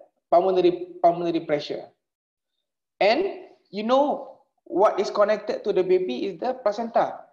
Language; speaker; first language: English; non-native, local second language; Malay